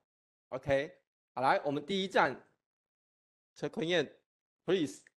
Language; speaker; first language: Chinese; native; Chinese